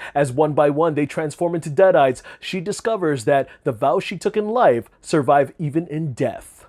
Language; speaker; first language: English; native; English